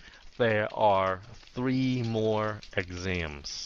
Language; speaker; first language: English; early bilingual, heritage; Vietnamese